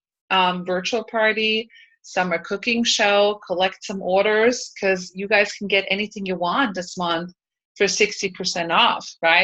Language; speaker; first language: English; native; English